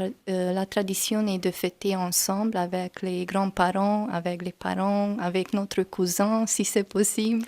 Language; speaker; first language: French; non-native, learner; Hungarian